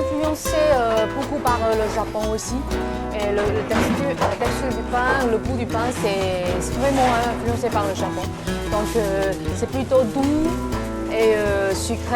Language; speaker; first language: French; non-native, fluent; Chinese